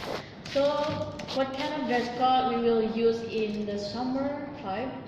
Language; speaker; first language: English; non-native, learner; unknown